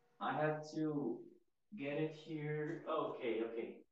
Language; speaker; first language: English; non-native, fluent; Portuguese